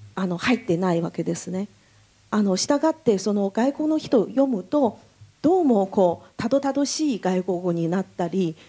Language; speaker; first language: Japanese; non-native, fluent; Chinese